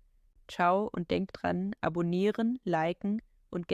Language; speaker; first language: German; native; German